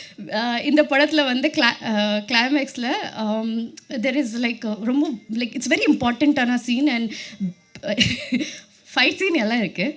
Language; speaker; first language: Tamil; non-native, learner; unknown